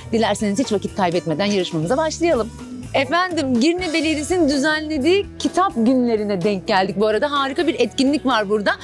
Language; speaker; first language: Turkish; native; Turkish